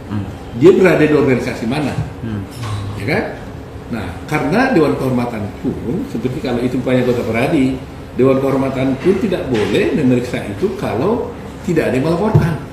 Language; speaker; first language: Indonesian; native; Indonesian